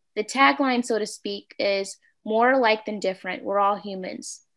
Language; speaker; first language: English; native; English